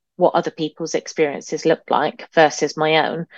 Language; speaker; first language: English; native; English